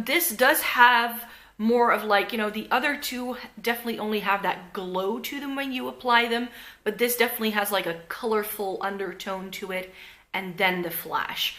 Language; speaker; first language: English; non-native, fluent; Dutch